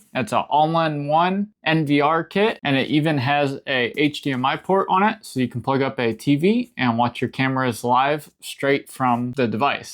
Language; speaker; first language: English; native; English